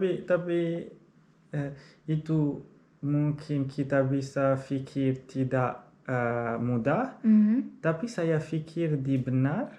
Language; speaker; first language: Indonesian; non-native, learner; Arabic